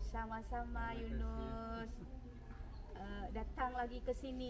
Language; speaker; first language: Indonesian; native; Indonesian